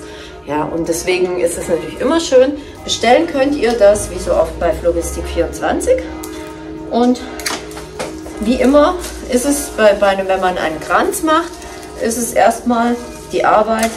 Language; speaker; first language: German; native; German